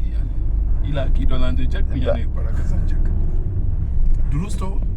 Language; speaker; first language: Turkish; non-native, fluent; Yoruba